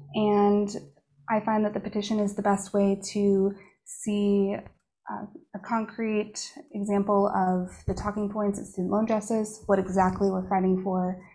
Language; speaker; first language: English; native; English